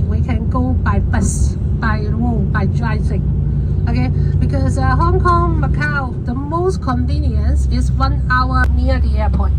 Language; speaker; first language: English; non-native, fluent; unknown